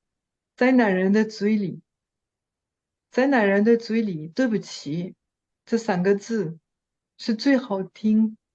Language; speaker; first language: Chinese; non-native, fluent; French